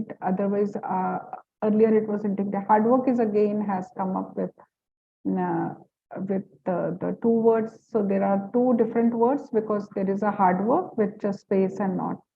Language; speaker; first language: English; non-native, local second language; Hindi